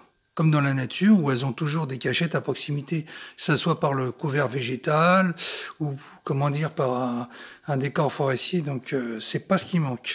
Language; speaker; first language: French; native; French